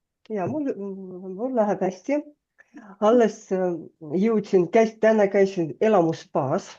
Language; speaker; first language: Estonian; non-native, fluent; Russian